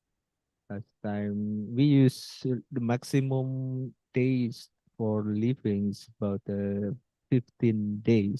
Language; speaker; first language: English; non-native, fluent; Indonesian